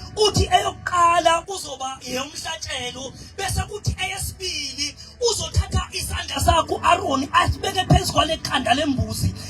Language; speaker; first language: Zulu; native; Zulu